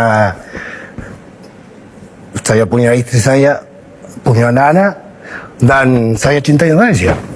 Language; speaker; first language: Indonesian; non-native, fluent; Spanish